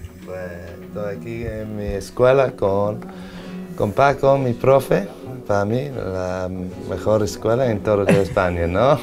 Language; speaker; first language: Spanish; non-native, learner; English